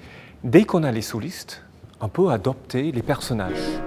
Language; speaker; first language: French; non-native, fluent; English